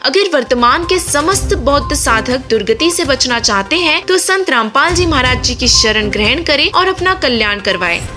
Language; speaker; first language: Hindi; native; Hindi